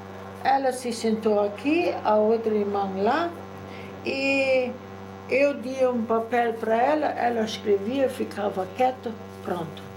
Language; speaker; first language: Portuguese; early bilingual, other home language; German